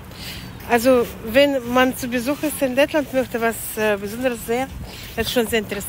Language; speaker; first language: German; non-native, fluent; Latvian